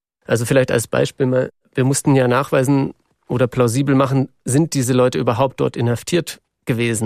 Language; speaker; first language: German; native; German